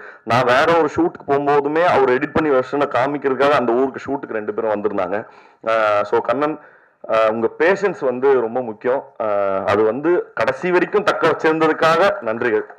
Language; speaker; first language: Tamil; native; Tamil